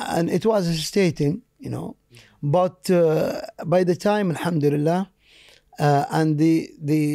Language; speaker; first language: English; non-native, fluent; Arabic